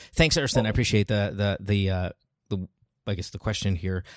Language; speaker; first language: English; non-native, local second language; Filipino